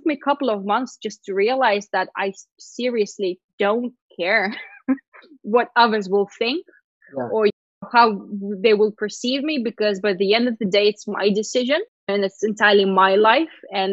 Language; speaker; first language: English; non-native, fluent; Russian